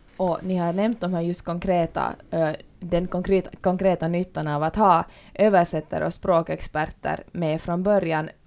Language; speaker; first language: Swedish; native; Swedish